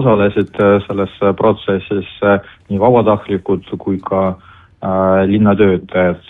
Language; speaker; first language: Estonian; non-native, local second language; Russian